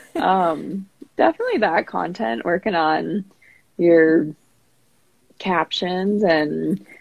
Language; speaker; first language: English; native; English